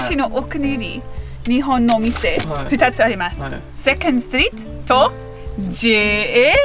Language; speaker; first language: Japanese; non-native, learner; English